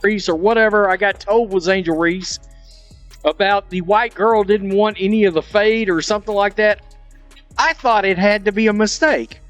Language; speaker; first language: English; native; English